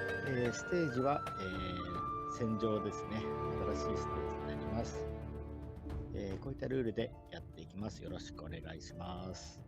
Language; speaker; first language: Japanese; native; Japanese